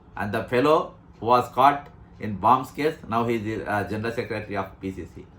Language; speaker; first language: English; non-native, local second language; Telugu